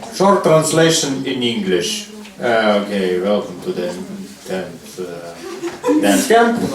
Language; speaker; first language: English; non-native, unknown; Lithuanian